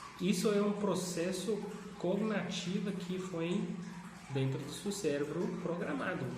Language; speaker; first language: Portuguese; non-native, fluent; Afrikaans